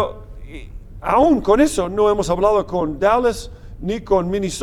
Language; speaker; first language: Spanish; non-native, fluent; English